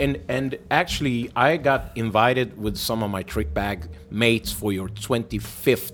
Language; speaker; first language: English; non-native, fluent; Swedish